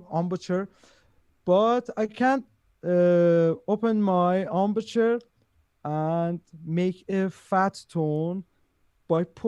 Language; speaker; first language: English; non-native, learner; Persian